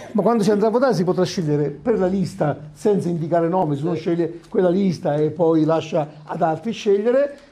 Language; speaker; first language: Italian; native; Italian